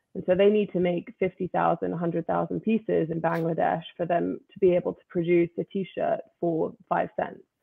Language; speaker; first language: English; native; English